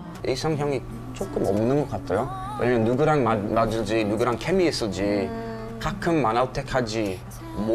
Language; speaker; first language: Korean; non-native, fluent; English